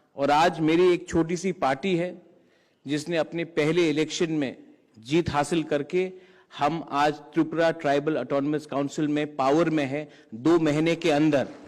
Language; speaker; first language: Hindi; non-native, local second language; Kok Borok